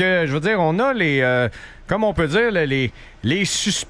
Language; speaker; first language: French; native; French